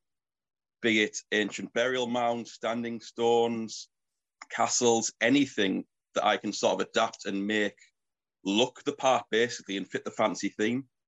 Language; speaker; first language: English; native; English